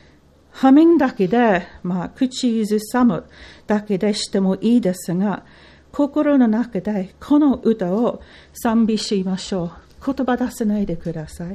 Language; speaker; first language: Japanese; non-native, fluent; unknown